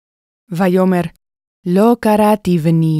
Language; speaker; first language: Hebrew; non-native, fluent; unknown